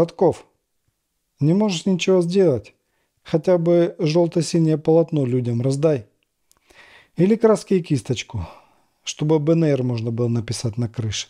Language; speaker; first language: Russian; native; Russian